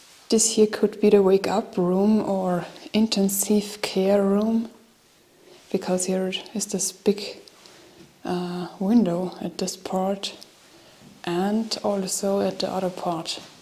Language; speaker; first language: English; non-native, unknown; German